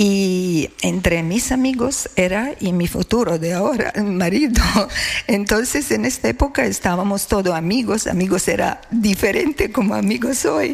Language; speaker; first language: Spanish; non-native, learner; Croatian